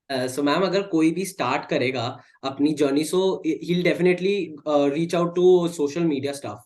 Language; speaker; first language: Hindi; native; Hindi